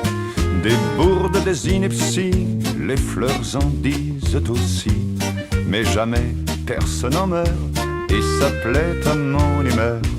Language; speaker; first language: French; native; French